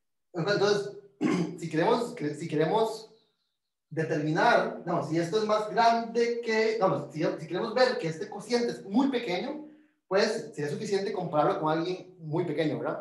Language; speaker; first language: Spanish; native; Spanish